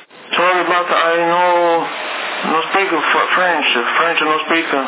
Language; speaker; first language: English; non-native, learner; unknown